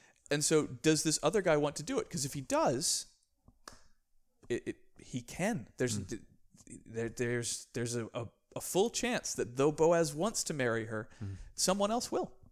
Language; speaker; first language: English; native; English